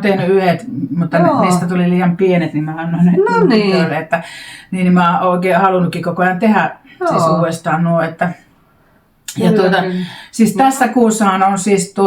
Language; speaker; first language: Finnish; native; Finnish